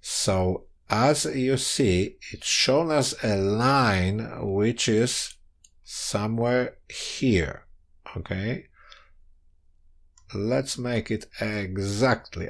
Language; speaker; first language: English; non-native, fluent; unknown